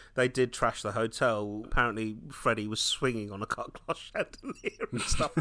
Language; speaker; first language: English; early bilingual, other home language; Hindi